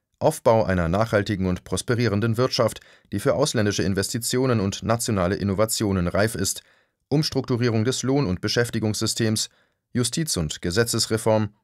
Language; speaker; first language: German; native; German